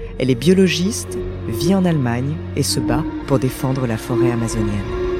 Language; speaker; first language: French; native; French